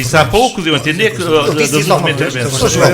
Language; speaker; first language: Portuguese; native; Portuguese